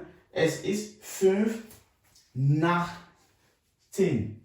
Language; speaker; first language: German; non-native, fluent; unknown